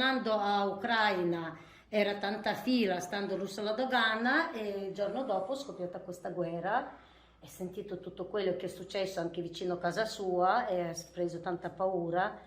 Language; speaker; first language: Italian; non-native, fluent; Ukrainian